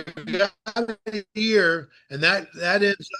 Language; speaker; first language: English; native; English